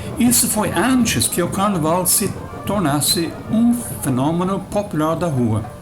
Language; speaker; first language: Portuguese; non-native, fluent; English